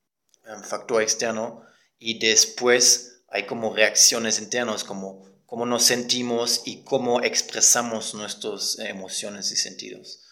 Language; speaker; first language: Spanish; non-native, fluent; German